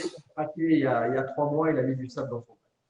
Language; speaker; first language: French; native; French